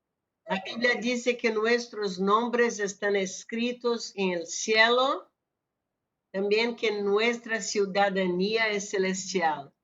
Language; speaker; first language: Spanish; non-native, fluent; Portuguese